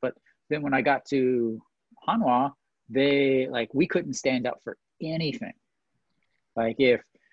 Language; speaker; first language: English; native; English